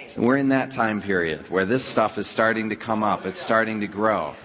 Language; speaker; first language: English; native; English